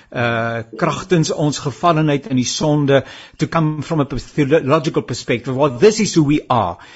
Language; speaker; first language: English; non-native, local second language; Afrikaans